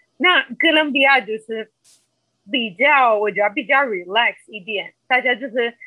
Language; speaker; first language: Chinese; non-native, fluent; Spanish